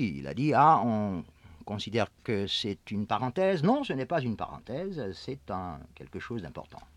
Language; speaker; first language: French; native; French